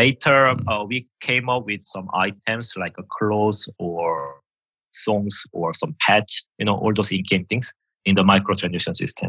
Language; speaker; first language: English; non-native, fluent; Korean